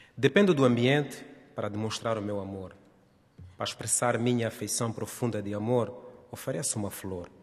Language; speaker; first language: Portuguese; non-native, local second language; Nyanja